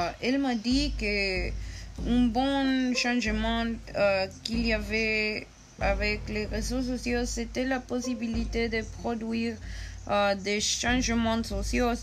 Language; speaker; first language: French; non-native, learner; Spanish